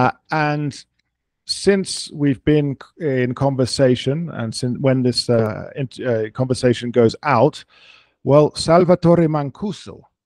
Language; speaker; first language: English; native; English